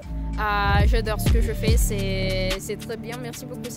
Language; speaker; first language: French; non-native, fluent; Ukrainian